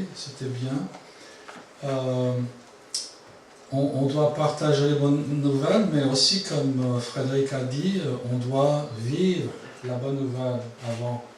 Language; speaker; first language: French; non-native, fluent; English